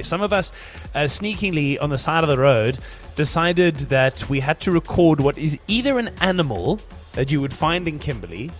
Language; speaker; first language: English; native; English